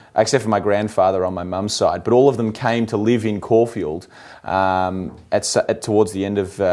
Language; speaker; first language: English; native; English